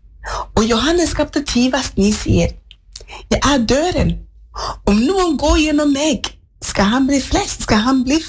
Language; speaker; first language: Norwegian; non-native, fluent; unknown